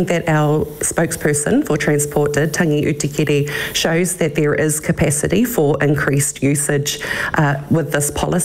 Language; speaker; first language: English; native; English